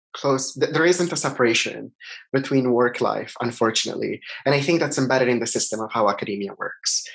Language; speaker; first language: English; non-native, fluent; Italian